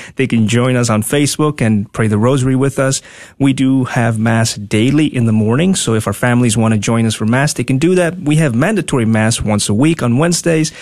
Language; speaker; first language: English; non-native, fluent; Spanish